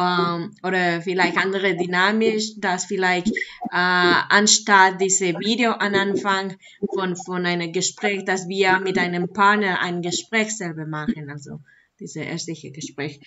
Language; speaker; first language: German; non-native, learner; Spanish